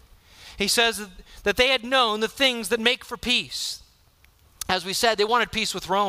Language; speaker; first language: English; native; English